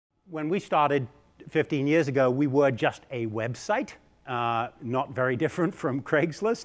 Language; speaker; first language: English; native; English